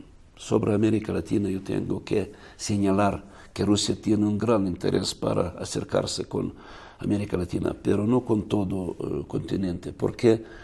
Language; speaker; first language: Spanish; non-native, fluent; Russian